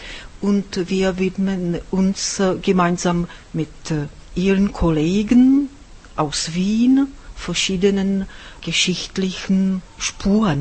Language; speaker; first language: German; non-native, fluent; Czech